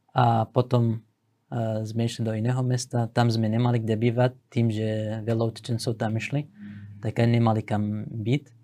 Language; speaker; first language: Slovak; non-native, fluent; Assyrian Neo-Aramaic